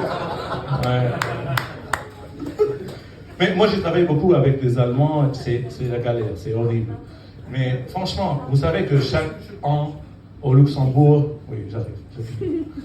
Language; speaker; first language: French; non-native, fluent; Arabic